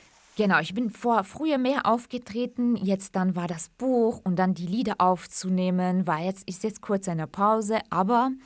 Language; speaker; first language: German; non-native, fluent; Kurdish